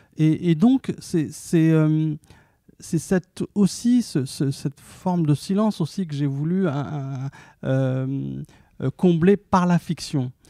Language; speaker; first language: French; early bilingual, other home language; Arabic